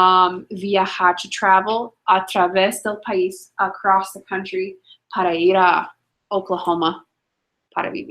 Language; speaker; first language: Spanish; non-native, fluent; English